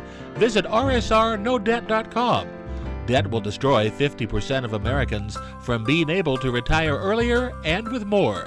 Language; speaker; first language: English; native; English